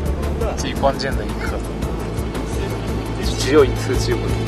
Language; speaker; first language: Chinese; non-native, fluent; Japanese